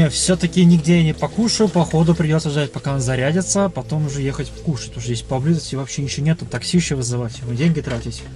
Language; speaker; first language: Russian; native; Russian